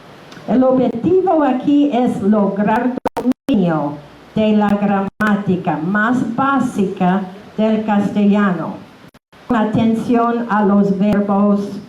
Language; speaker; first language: Spanish; non-native, fluent; English